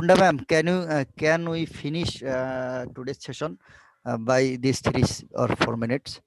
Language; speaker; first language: English; non-native, learner; Bangla